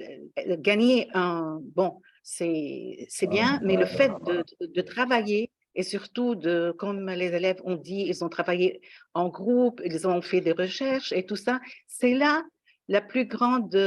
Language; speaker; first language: French; non-native, local second language; Arabic